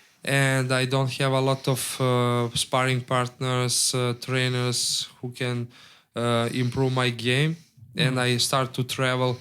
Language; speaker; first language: English; non-native, learner; Serbian